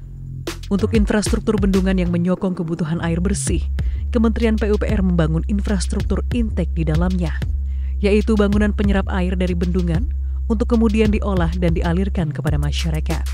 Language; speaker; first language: Indonesian; native; Indonesian